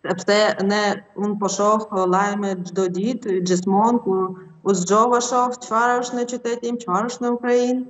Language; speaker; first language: Albanian; non-native, learner; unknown